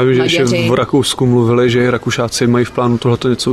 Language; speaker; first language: Czech; native; Czech